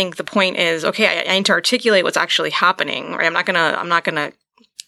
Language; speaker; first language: English; native; English